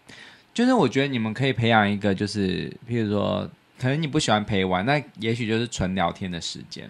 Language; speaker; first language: Chinese; native; Chinese